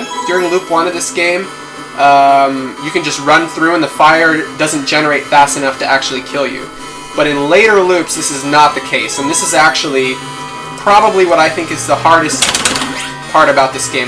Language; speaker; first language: English; native; English